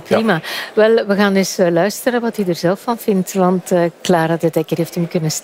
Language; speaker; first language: Dutch; native; Dutch